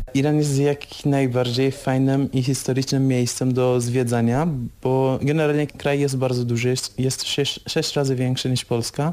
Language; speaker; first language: Polish; non-native, fluent; Persian